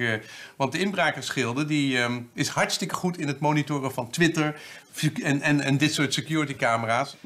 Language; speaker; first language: Dutch; native; Dutch